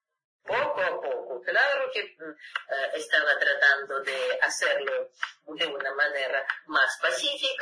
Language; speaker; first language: Spanish; non-native, fluent; Russian